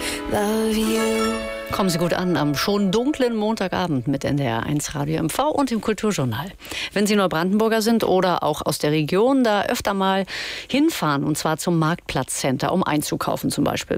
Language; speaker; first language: German; native; German